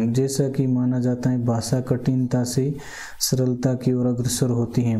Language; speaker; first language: Hindi; native; Hindi